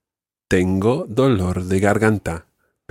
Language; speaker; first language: Spanish; non-native, fluent; English